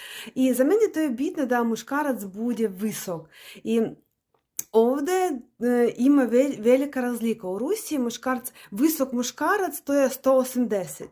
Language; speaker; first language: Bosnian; non-native, learner; Russian